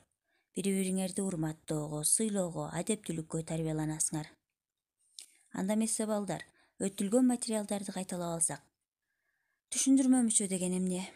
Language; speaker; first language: Kyrgyz; native; Kyrgyz